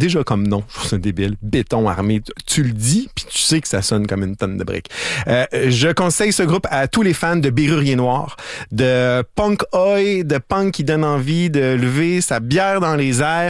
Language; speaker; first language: French; native; French